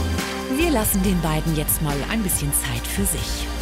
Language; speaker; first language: German; native; German